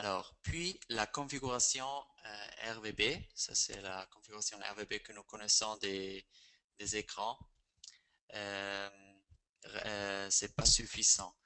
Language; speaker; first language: French; non-native, fluent; Spanish